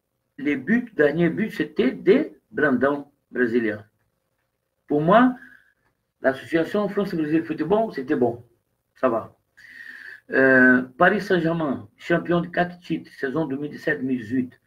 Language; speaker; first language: French; non-native, learner; Portuguese